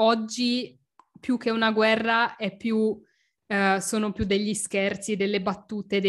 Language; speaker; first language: Italian; non-native, learner; French